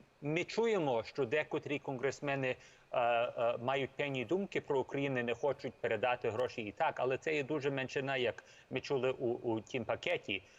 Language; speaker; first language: Ukrainian; early bilingual, heritage; Ukrainian